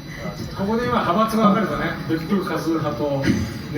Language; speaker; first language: Japanese; native; Japanese